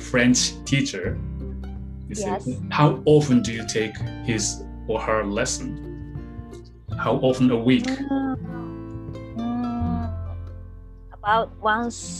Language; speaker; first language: English; non-native, fluent; Japanese